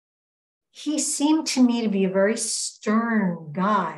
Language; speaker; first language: English; native; English